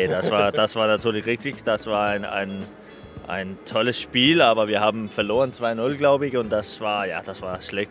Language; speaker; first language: German; non-native, fluent; Danish